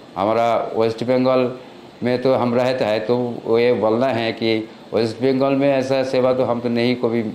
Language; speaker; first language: Hindi; non-native, local second language; Bangla